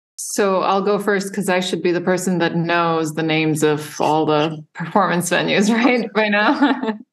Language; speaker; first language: English; non-native, fluent; Serbian